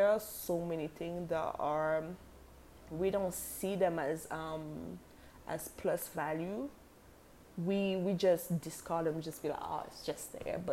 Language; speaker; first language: English; non-native, local second language; French